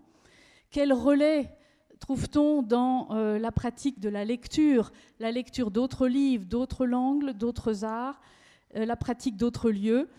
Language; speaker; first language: French; native; French